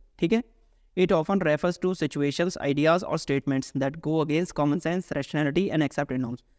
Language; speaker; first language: Hindi; native; Hindi